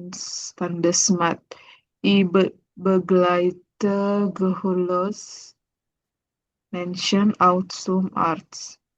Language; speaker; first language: German; non-native, learner; Indonesian